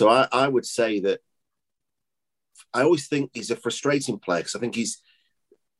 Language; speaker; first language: English; native; English